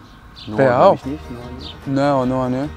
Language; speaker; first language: German; non-native, learner; Spanish